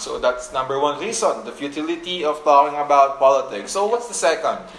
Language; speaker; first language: English; non-native, local second language; Filipino